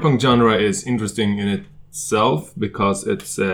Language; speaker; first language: English; non-native, fluent; Swedish